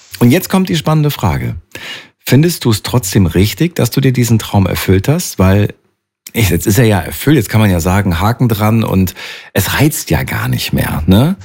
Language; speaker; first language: German; native; German